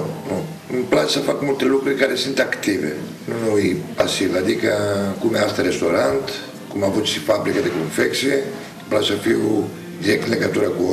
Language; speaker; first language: Romanian; non-native, learner; Greek